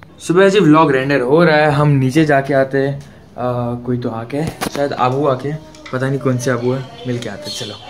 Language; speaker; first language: Hindi; non-native, local second language; Marathi